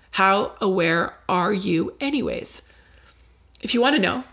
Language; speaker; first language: English; native; English